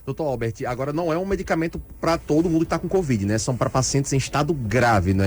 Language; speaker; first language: Portuguese; native; Portuguese